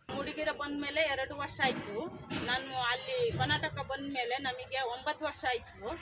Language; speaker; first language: Kannada; non-native, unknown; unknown